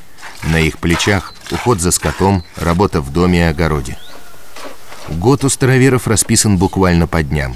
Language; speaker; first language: Russian; native; Russian